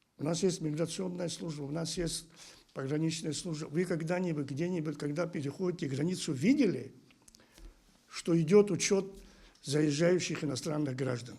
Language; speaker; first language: Russian; non-native, local second language; Abkhazian